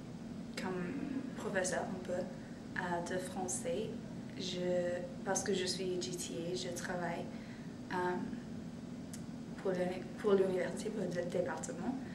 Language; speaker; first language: French; non-native, fluent; English